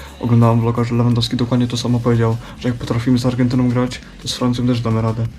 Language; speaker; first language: Polish; early bilingual, heritage; Polish